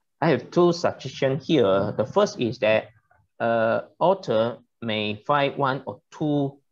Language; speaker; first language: English; non-native, learner; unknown